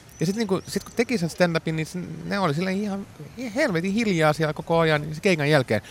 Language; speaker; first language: Finnish; non-native, local second language; Swedish